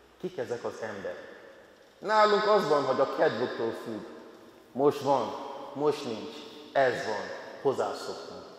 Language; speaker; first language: Hungarian; non-native, fluent; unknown